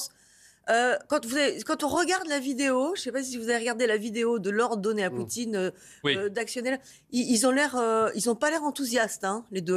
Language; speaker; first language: French; native; French